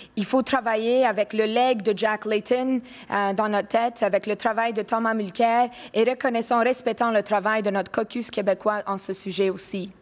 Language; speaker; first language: French; non-native, local second language; English